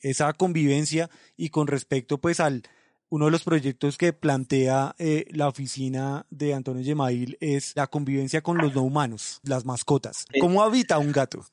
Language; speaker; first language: Spanish; native; Spanish